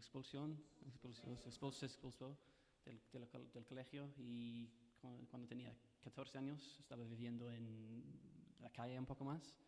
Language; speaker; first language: Spanish; non-native, fluent; English